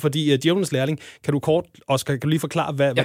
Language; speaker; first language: Danish; native; Danish